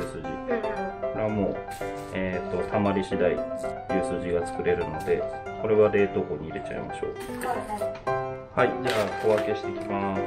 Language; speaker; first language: Japanese; native; Japanese